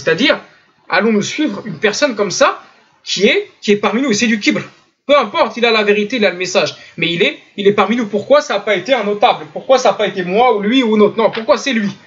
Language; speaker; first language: French; native; French